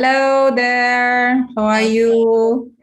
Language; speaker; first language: English; non-native, fluent; Indonesian